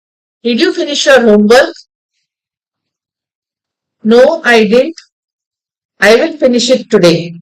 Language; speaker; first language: English; non-native, local second language; Hindi